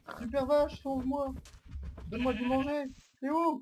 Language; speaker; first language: French; native; French